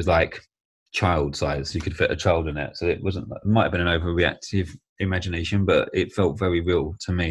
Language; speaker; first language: English; native; English